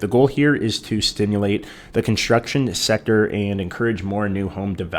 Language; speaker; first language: English; native; English